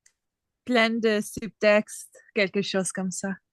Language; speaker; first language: French; non-native, learner; English